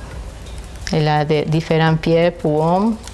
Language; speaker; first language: French; non-native, fluent; Spanish